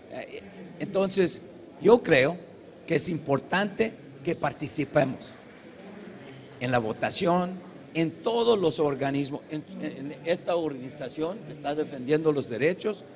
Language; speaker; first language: Spanish; early bilingual, heritage; English